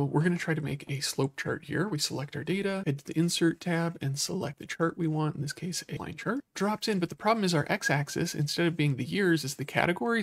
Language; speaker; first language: English; native; English